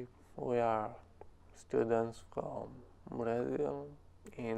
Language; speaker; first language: English; non-native, learner; Romanian